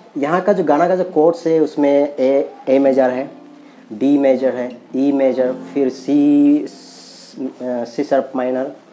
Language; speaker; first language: Hindi; non-native, local second language; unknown